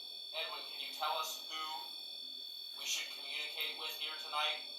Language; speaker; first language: English; native; English